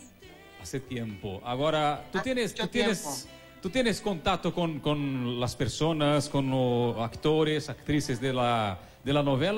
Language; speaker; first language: Spanish; non-native, learner; Portuguese